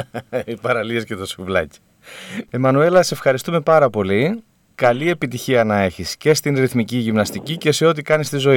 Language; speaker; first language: Greek; native; Greek